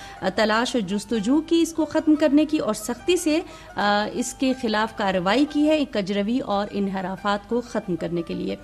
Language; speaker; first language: Urdu; native; Urdu